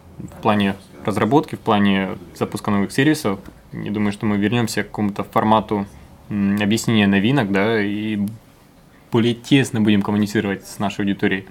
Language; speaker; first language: Russian; native; Russian